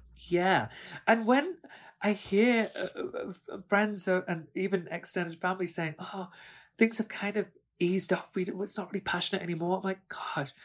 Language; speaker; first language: English; early bilingual, other home language; Urdu